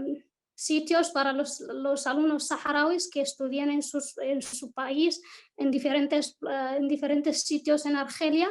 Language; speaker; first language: Spanish; non-native, local second language; Arabic